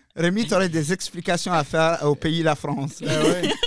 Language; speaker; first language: French; non-native, local second language; Arabic